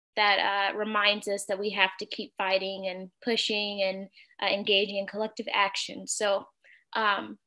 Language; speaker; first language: English; native; English